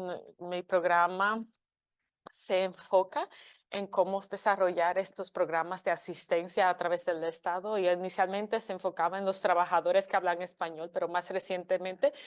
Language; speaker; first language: Spanish; non-native, fluent; English